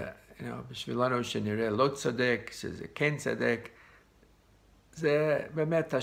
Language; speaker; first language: Hebrew; non-native, fluent; English